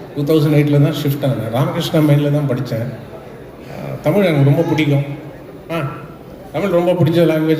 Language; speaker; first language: Tamil; non-native, fluent; Telugu